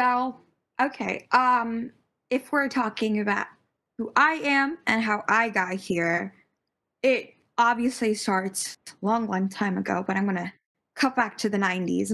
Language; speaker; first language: English; early bilingual, other home language; Tamil